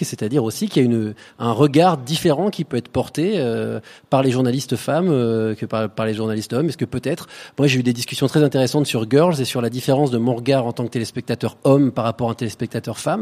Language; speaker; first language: French; native; French